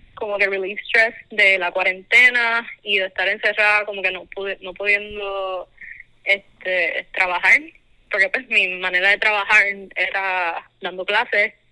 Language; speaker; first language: Spanish; native; Spanish